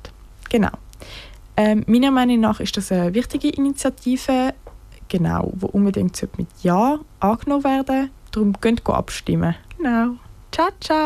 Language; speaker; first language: German; native; German